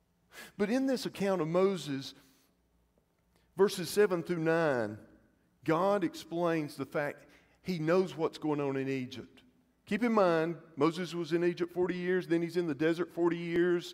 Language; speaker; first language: English; native; English